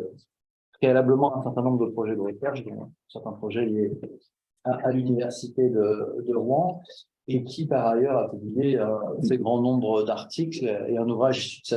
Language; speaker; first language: French; native; French